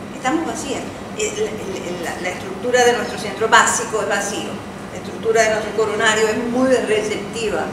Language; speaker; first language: Spanish; early bilingual, heritage; Spanish